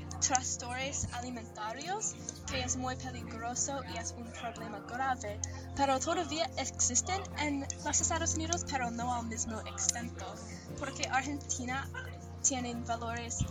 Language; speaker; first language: Spanish; non-native, learner; English